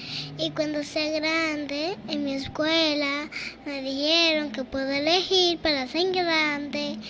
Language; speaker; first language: Spanish; early bilingual, other home language; Haitian Creole